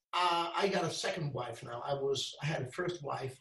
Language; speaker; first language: English; non-native, fluent; Italian